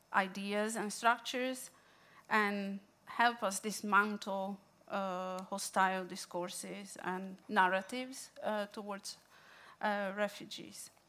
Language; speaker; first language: English; non-native, fluent; Italian